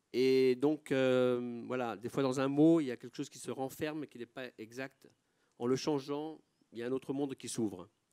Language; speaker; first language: French; non-native, fluent; Italian